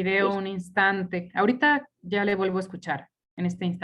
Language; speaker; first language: Spanish; native; Spanish